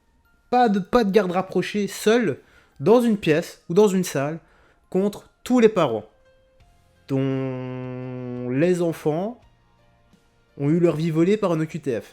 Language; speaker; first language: French; native; French